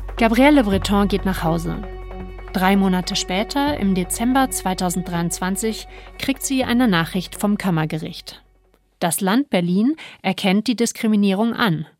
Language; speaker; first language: German; native; German